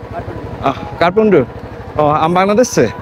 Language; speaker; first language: Hindi; non-native, learner; Bangla